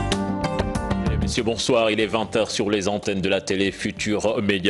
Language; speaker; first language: French; non-native, local second language; Wolof